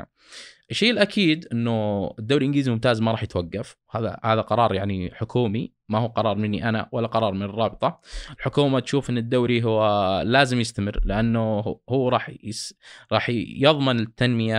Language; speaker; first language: Arabic; native; Arabic